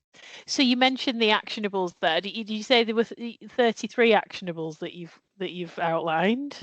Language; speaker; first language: English; native; English